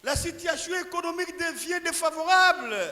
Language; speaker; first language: French; non-native, local second language; Lingala